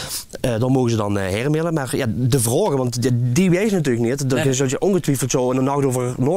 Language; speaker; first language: Dutch; native; Dutch